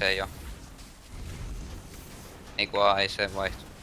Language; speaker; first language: Finnish; native; Finnish